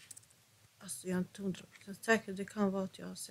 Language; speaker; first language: Swedish; non-native, fluent; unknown